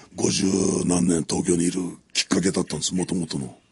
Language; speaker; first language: Japanese; native; Japanese